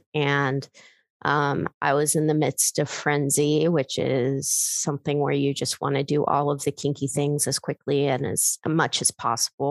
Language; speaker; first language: English; native; English